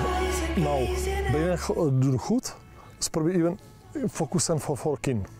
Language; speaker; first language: Dutch; non-native, learner; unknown